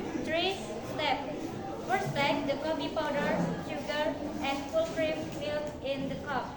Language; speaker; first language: English; non-native, learner; Indonesian